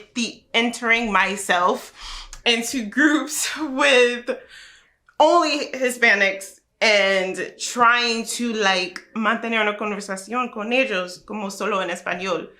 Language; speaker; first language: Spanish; non-native, fluent; English